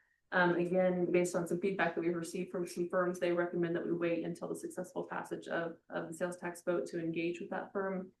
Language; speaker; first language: English; native; English